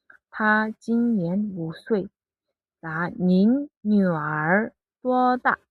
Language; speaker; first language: Chinese; non-native, fluent; Mongolian